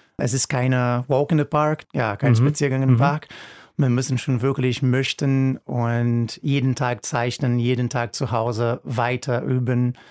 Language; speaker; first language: German; non-native, fluent; Portuguese